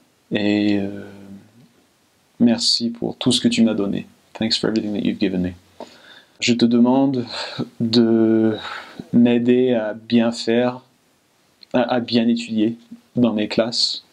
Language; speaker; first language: French; non-native, fluent; English